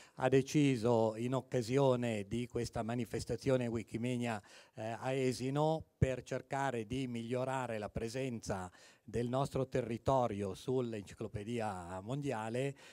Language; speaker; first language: Italian; native; Italian